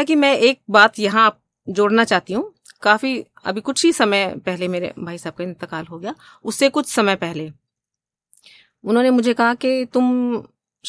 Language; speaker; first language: Hindi; native; Hindi